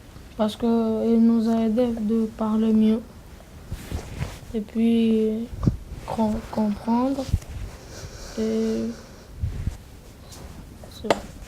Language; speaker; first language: French; non-native, learner; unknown